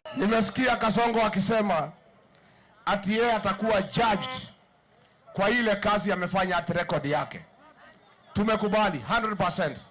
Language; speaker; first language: Swahili; non-native, local second language; Kikuyu